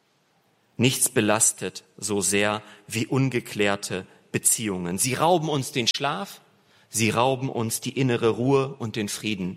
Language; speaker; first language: German; native; German